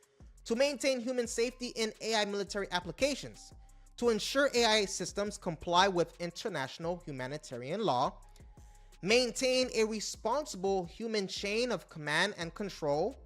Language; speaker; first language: English; native; English